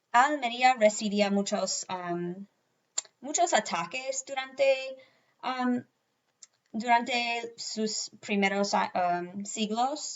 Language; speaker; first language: Spanish; non-native, fluent; English